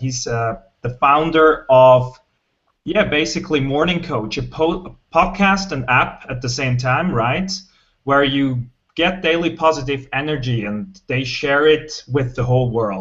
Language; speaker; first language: English; non-native, fluent; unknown